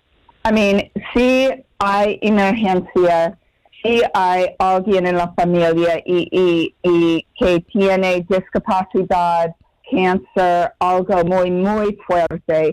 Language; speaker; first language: Spanish; non-native, fluent; English